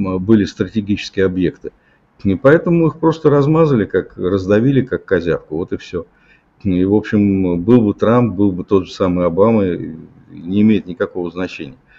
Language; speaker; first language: Russian; native; Russian